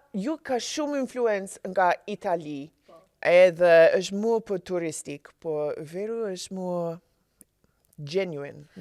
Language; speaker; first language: Albanian; non-native, learner; English